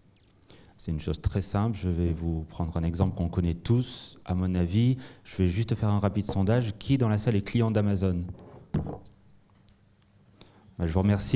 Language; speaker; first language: French; native; French